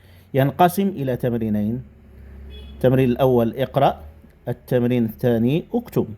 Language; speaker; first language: Arabic; non-native, fluent; Indonesian